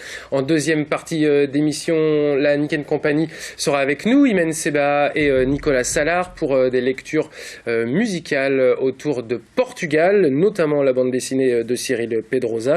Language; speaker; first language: French; native; French